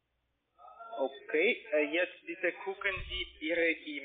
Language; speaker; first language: German; non-native, learner; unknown